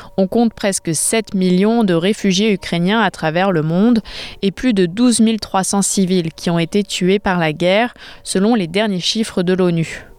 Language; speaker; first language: French; native; French